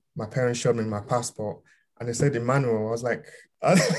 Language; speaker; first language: English; early bilingual, other home language; Yoruba